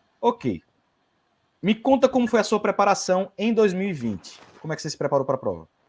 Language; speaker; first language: Portuguese; native; Portuguese